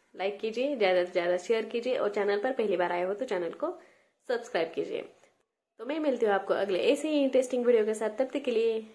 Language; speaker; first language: Hindi; non-native, local second language; Marathi